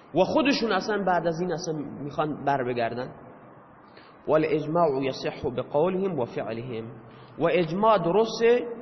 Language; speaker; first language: Persian; non-native, local second language; Baluchi